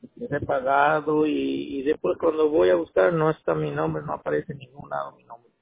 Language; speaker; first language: Spanish; native; Spanish